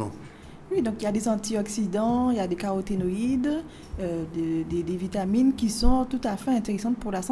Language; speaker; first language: French; native; French